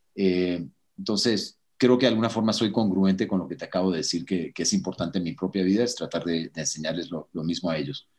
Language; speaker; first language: Spanish; native; Spanish